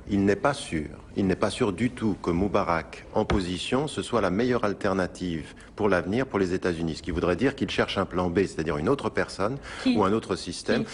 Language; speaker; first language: French; early bilingual, other home language; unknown